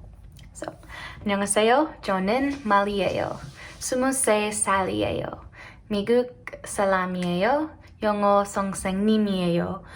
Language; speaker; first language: Korean; non-native, learner; English